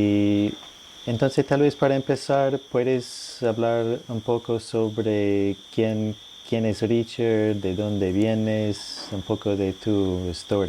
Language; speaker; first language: Spanish; non-native, fluent; English